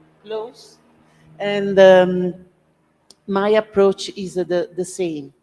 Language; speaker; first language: English; non-native, learner; Italian